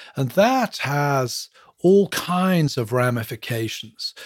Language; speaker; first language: English; native; English